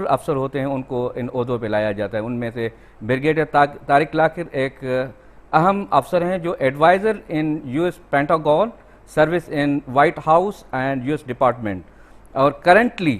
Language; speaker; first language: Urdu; non-native, local second language; Sindhi